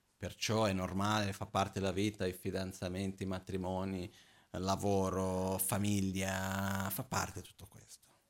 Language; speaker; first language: Italian; non-native, fluent; Portuguese